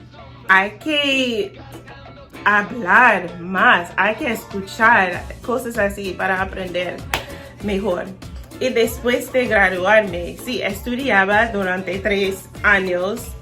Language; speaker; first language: Spanish; non-native, learner; English